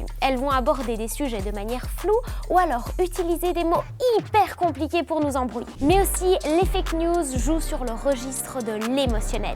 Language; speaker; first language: French; native; French